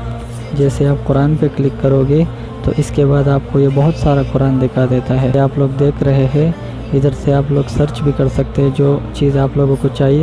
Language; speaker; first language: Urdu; non-native, local second language; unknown